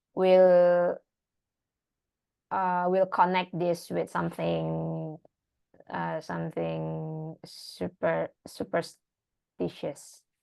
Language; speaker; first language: English; non-native, learner; Indonesian